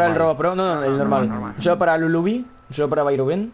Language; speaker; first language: Spanish; native; Spanish